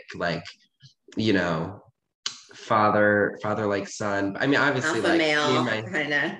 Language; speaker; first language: English; native; English